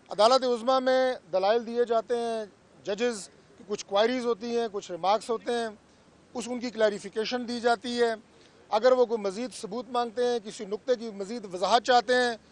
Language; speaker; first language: Urdu; non-native, local second language; Punjabi